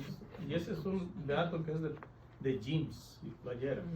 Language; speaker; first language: Spanish; native; Spanish